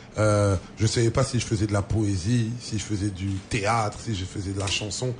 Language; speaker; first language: French; early bilingual, other home language; Lingala